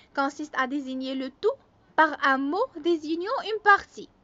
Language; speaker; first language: French; non-native, local second language; Arabic